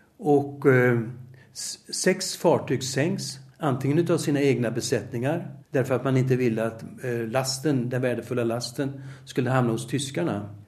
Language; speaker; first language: Swedish; native; Swedish